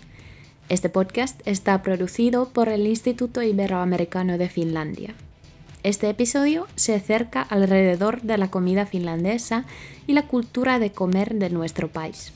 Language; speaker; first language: Spanish; non-native, fluent; Finnish